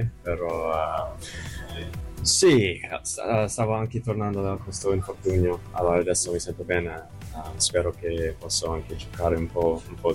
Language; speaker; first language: Italian; non-native, fluent; English